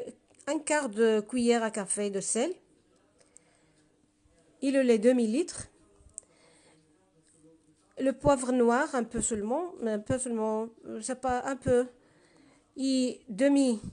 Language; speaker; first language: French; non-native, learner; Spanish